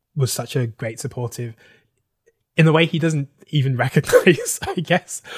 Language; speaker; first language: English; native; English